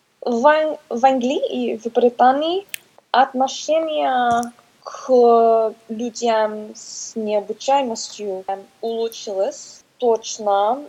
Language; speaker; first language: Russian; non-native, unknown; English